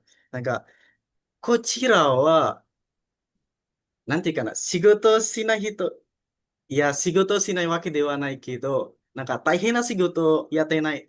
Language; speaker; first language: Japanese; non-native, learner; Indonesian